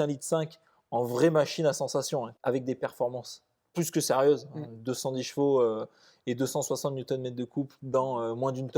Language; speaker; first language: French; native; French